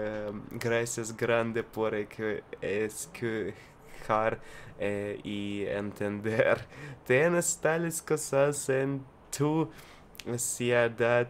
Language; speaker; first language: Spanish; non-native, learner; Russian